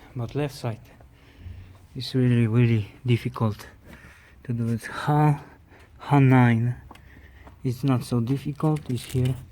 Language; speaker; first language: English; non-native, learner; Polish